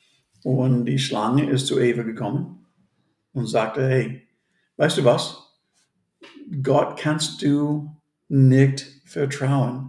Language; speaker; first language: German; non-native, fluent; English